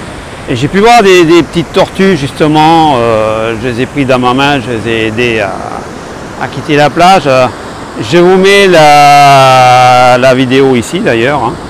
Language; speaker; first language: French; native; French